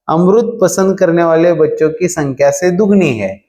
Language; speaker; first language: Hindi; non-native, local second language; Marathi